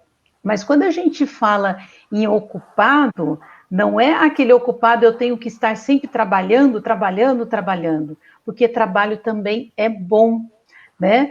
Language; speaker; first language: Portuguese; native; Portuguese